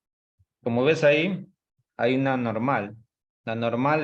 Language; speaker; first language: Spanish; native; Spanish